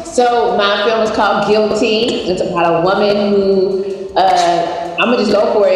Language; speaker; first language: English; native; English